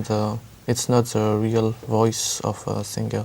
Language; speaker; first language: English; non-native, learner; French